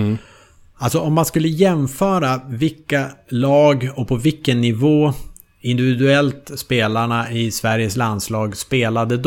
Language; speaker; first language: Swedish; native; Swedish